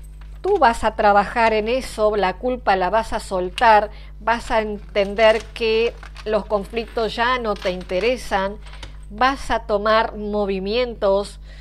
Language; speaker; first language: Spanish; native; Spanish